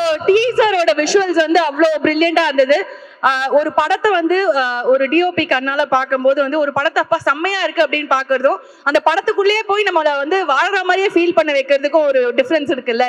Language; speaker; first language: Tamil; native; Tamil